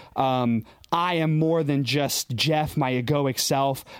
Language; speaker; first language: English; native; English